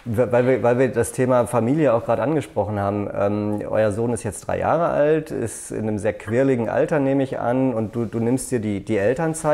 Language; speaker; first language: German; native; German